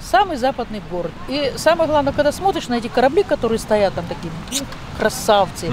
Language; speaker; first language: Russian; native; Russian